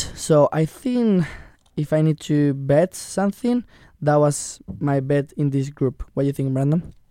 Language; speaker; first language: English; non-native, learner; Spanish